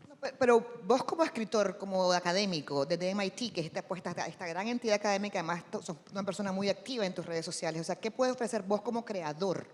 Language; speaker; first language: Spanish; native; Spanish